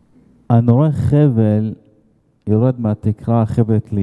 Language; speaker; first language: Hebrew; non-native, fluent; Arabic